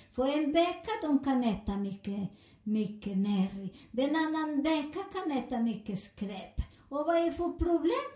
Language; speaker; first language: Swedish; non-native, fluent; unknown